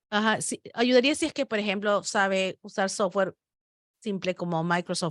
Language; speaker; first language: Spanish; native; Spanish